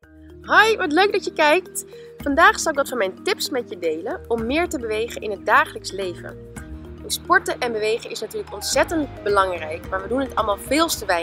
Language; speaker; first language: Dutch; native; Dutch